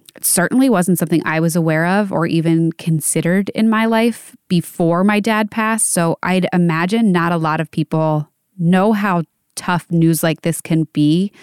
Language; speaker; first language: English; native; English